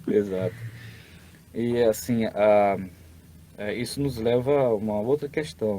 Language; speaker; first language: Portuguese; native; Portuguese